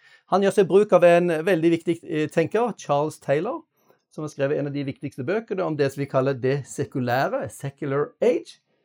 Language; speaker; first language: Norwegian; native; Norwegian